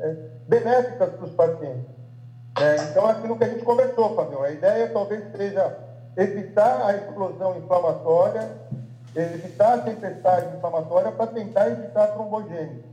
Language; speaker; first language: Portuguese; native; Portuguese